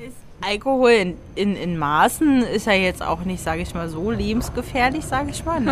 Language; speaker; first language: German; native; German